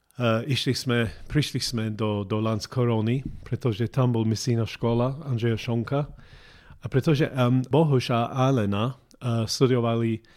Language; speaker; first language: Slovak; non-native, learner; English